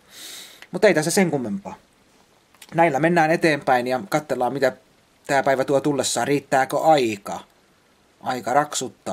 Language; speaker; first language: Finnish; native; Finnish